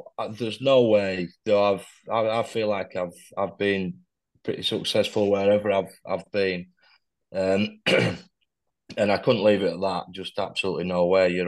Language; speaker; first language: English; native; English